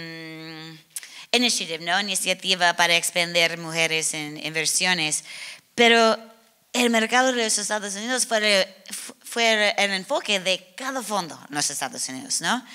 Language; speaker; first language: Spanish; non-native, learner; English